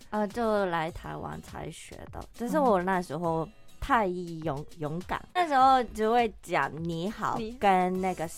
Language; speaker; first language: Chinese; non-native, fluent; Japanese